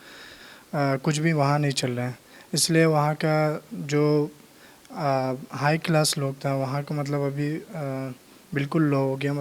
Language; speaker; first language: Hindi; non-native, learner; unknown